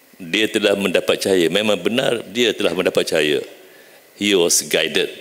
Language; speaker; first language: Malay; native; Malay